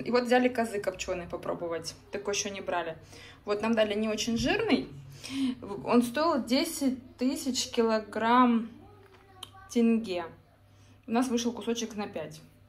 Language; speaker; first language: Russian; native; Russian